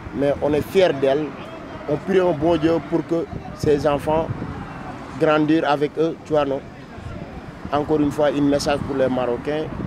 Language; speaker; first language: French; non-native, local second language; Wolof